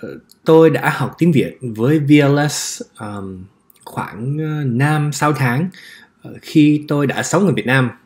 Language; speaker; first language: Vietnamese; non-native, learner; English